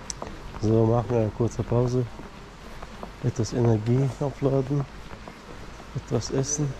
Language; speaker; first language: German; non-native, fluent; Russian